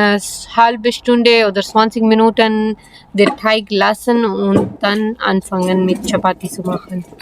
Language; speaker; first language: German; non-native, learner; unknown